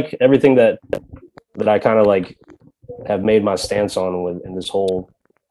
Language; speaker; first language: English; native; English